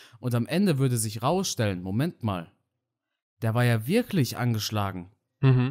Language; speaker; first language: German; native; German